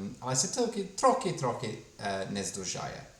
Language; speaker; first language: Ukrainian; non-native, fluent; English